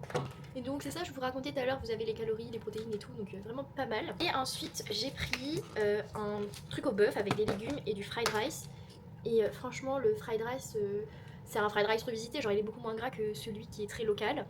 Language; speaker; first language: French; native; French